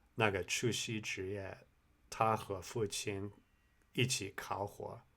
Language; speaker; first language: Chinese; non-native, fluent; English